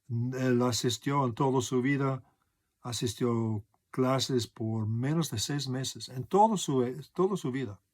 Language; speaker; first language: Spanish; non-native, fluent; English